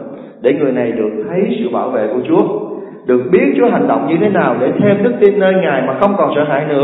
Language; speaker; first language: Vietnamese; native; Vietnamese